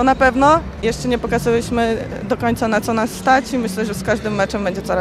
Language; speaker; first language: Polish; native; Polish